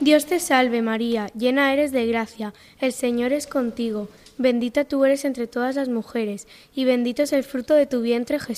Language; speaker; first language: Spanish; native; Spanish